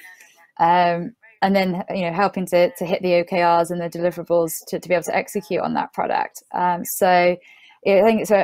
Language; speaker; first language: English; native; English